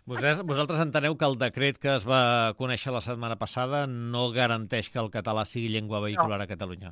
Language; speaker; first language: Catalan; native; Catalan